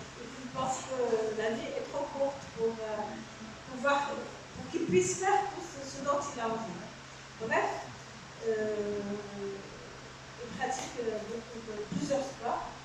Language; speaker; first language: French; non-native, local second language; Arabic